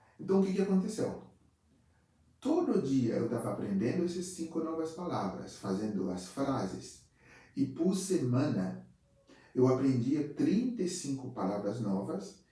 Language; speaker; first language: Portuguese; non-native, fluent; Haitian Creole